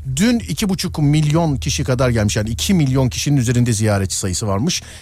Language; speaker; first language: Turkish; native; Turkish